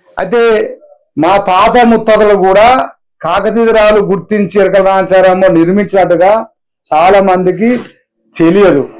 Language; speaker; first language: Telugu; non-native, local second language; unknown